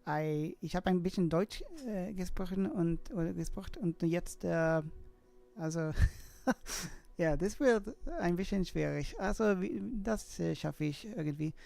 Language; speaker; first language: German; non-native, learner; Swedish